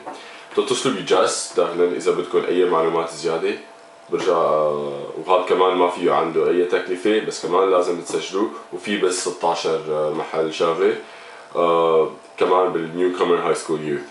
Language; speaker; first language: Arabic; native; Arabic